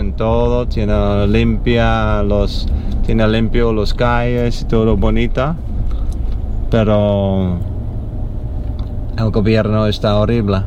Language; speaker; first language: Spanish; non-native, learner; English